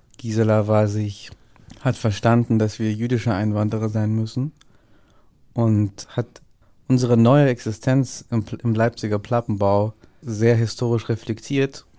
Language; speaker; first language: German; early bilingual, other home language; Russian